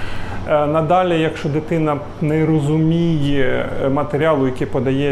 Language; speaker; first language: Ukrainian; native; Ukrainian